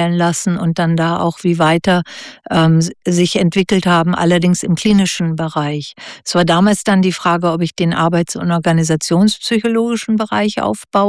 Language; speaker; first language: German; native; German